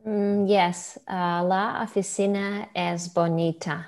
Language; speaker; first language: Spanish; non-native, learner; Russian